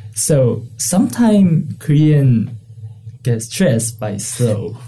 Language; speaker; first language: English; non-native, learner; Korean